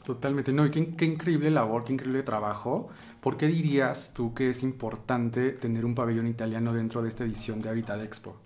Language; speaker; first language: Spanish; native; Spanish